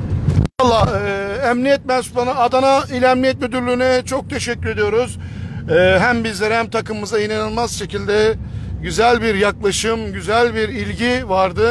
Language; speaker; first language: Turkish; native; Turkish